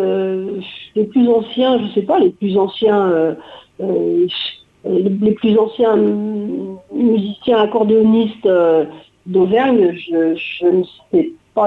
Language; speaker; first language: French; native; French